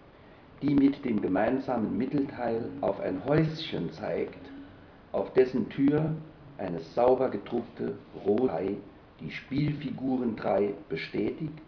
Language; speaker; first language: German; native; German